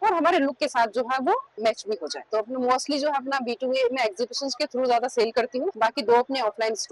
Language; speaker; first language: Hindi; native; Hindi